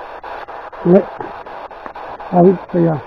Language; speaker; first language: French; native; French